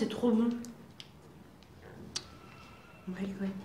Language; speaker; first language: French; native; French